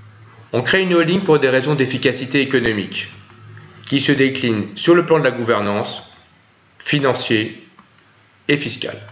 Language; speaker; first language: French; native; French